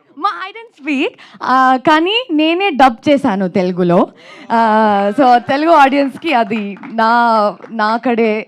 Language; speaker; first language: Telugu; non-native, learner; Kannada